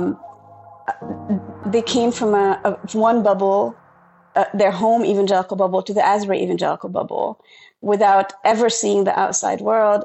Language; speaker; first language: English; non-native, fluent; Hungarian